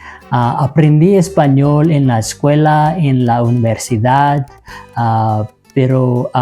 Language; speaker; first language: Spanish; non-native, learner; Malagasy